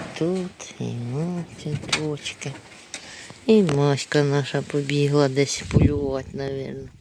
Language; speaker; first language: Ukrainian; native; Ukrainian